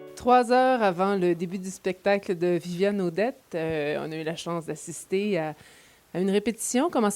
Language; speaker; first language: French; native; French